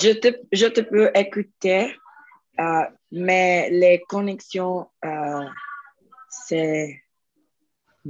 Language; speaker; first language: French; non-native, learner; Spanish